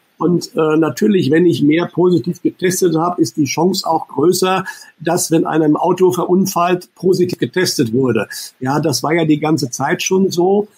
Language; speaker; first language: German; native; German